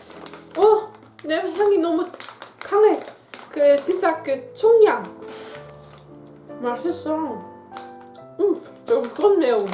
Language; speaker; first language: Korean; non-native, fluent; Dutch